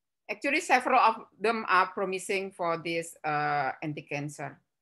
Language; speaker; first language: English; non-native, fluent; Javanese